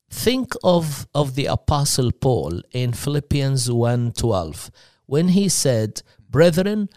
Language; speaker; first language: English; non-native, fluent; Arabic